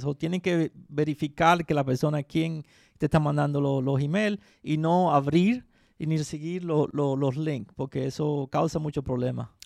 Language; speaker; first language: Spanish; early bilingual, heritage; Spanish